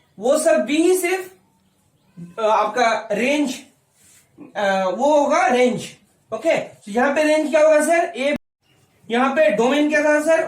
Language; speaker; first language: Hindi; non-native, local second language; Bangla